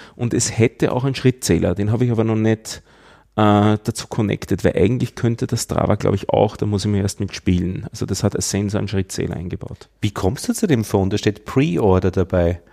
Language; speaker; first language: German; native; German